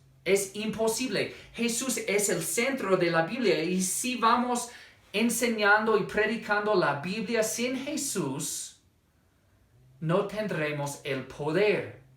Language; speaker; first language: Spanish; non-native, fluent; English